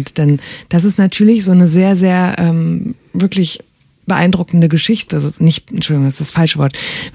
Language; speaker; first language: German; native; German